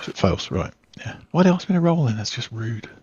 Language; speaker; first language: English; native; English